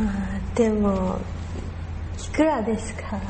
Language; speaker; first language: Japanese; non-native, learner; Chinese